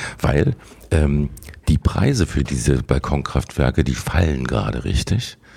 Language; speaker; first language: German; native; German